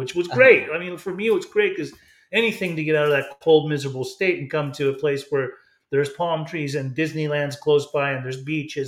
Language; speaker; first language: English; early bilingual, other home language; German